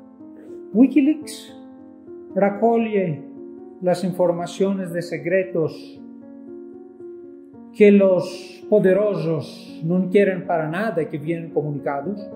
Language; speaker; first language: Spanish; non-native, fluent; Greek